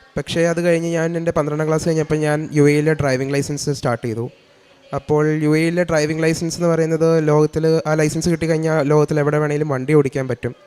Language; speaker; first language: Malayalam; early bilingual, heritage; Malayalam